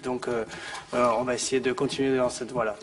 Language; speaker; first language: French; native; French